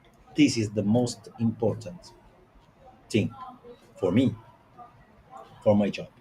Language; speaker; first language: English; non-native, learner; Italian